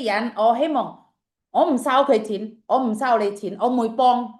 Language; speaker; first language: Chinese; non-native, fluent; Indonesian